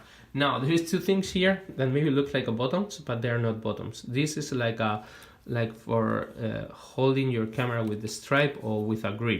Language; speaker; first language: English; non-native, fluent; Spanish